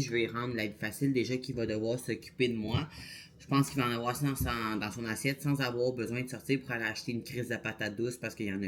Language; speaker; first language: French; native; French